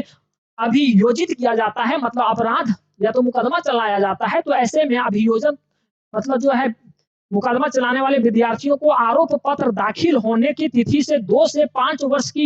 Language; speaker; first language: Hindi; native; Hindi